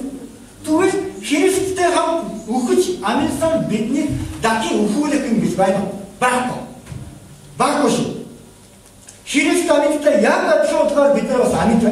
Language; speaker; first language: Mongolian; non-native, fluent; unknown